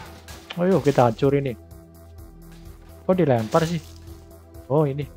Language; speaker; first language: Indonesian; native; Indonesian